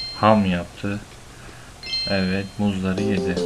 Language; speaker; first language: Turkish; native; Turkish